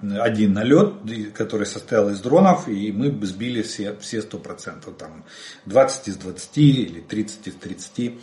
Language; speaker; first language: Russian; native; Russian